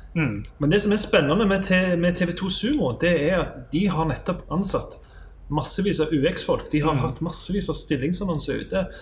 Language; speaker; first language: Norwegian; native; Norwegian